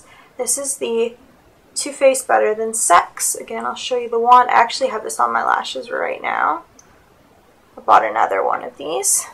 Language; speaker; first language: English; native; English